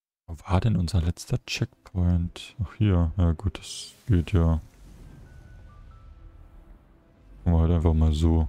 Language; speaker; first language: German; native; German